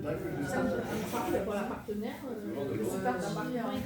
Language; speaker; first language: French; early bilingual, other home language; Vietnamese